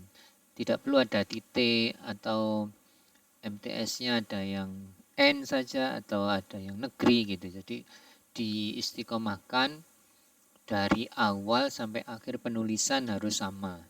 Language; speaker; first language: Indonesian; native; Indonesian